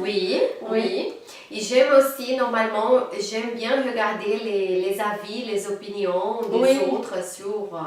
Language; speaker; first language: French; non-native, fluent; Portuguese